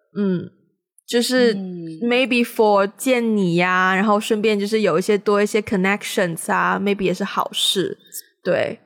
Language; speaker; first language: Chinese; native; Chinese